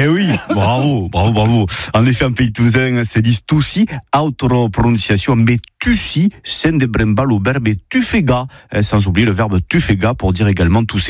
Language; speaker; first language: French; native; French